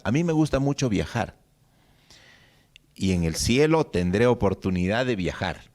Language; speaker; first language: Spanish; native; Spanish